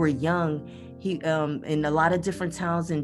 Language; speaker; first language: English; native; English